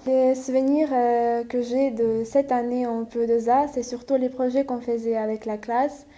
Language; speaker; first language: French; non-native, fluent; Ukrainian